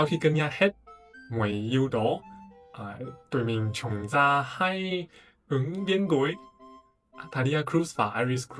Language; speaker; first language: Vietnamese; non-native, fluent; Chinese